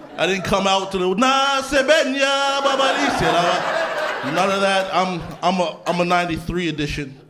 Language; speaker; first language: English; native; English